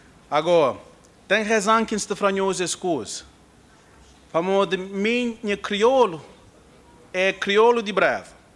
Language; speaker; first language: Portuguese; non-native, learner; Kabuverdianu